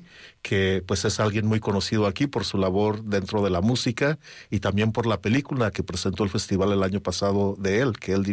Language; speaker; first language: Spanish; native; Spanish